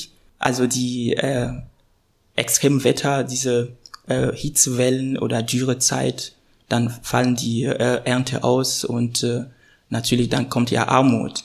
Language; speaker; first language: German; non-native, fluent; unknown